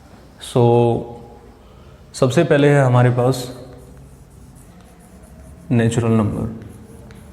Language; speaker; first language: Hindi; native; Hindi